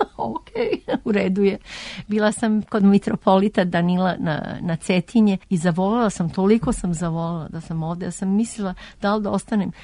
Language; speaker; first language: Serbian; early bilingual, heritage; Serbian